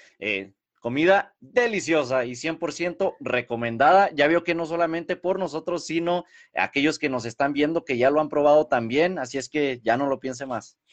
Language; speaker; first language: Spanish; early bilingual, heritage; Spanish